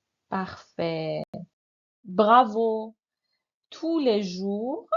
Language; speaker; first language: French; non-native, fluent; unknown